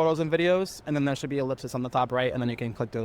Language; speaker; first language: English; native; English